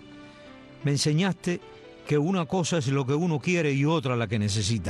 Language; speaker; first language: Spanish; native; Spanish